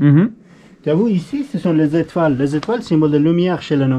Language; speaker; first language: French; non-native, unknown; Persian